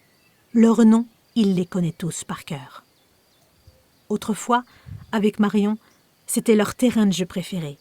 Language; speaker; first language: French; native; French